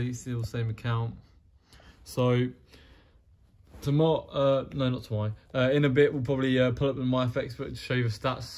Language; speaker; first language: English; native; English